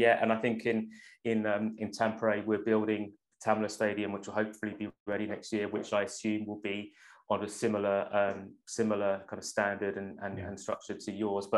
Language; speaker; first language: English; native; English